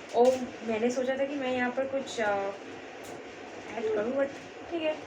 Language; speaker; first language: Hindi; non-native, local second language; Bangla